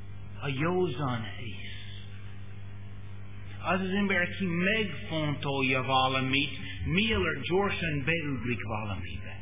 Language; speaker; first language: Hungarian; non-native, learner; English